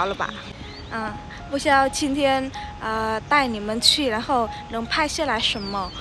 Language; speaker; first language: Chinese; non-native, fluent; Vietnamese